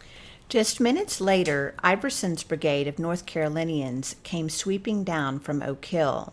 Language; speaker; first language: English; native; English